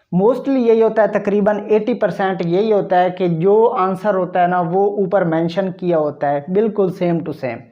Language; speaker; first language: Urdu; native; Urdu